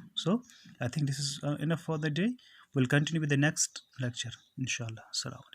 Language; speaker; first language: English; non-native, local second language; Kashmiri